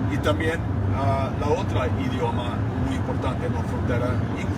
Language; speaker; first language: Spanish; non-native, fluent; English